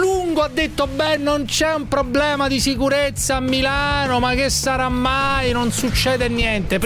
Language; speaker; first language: Italian; native; Italian